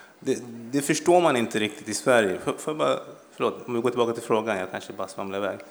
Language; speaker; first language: Swedish; early bilingual, other home language; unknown